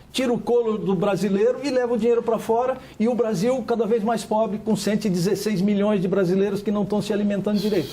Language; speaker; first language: Portuguese; native; Portuguese